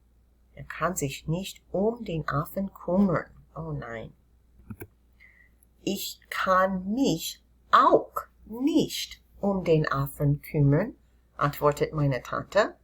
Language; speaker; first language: German; non-native, fluent; English